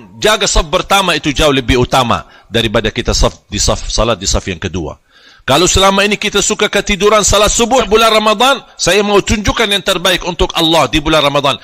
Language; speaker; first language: Malay; non-native, fluent; Arabic